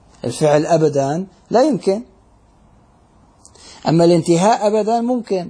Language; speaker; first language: Arabic; native; Arabic